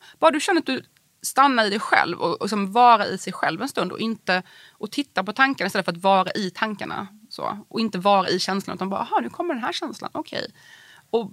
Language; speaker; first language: Swedish; native; Swedish